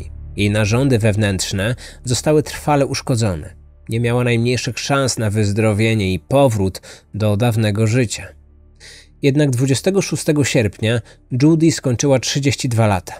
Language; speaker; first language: Polish; native; Polish